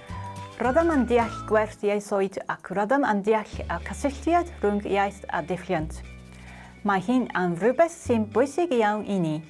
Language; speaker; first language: Welsh; non-native, learner; Japanese